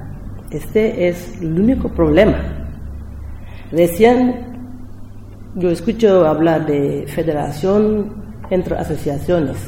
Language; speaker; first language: Spanish; non-native, learner; French